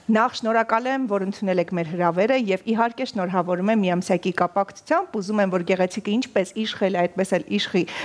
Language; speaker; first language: Armenian; native; Armenian